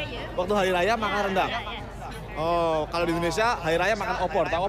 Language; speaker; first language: Indonesian; native; Indonesian